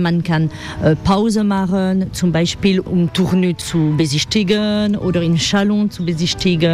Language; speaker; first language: German; non-native, fluent; French